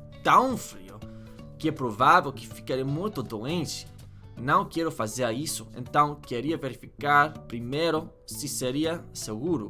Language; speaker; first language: Portuguese; non-native, learner; English